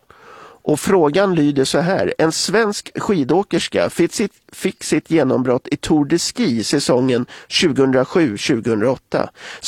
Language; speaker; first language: Swedish; native; Swedish